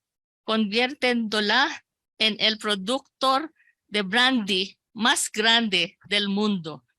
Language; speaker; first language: Spanish; non-native, local second language; Filipino